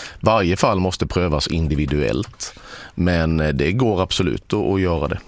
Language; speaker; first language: Swedish; native; Swedish